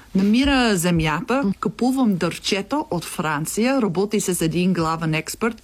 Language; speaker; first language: Bulgarian; non-native, learner; English